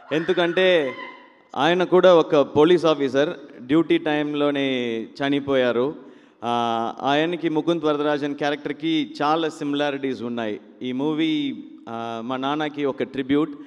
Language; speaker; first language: Telugu; non-native, learner; Tamil